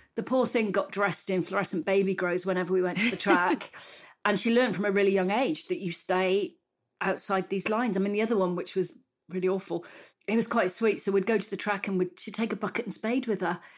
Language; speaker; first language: English; native; English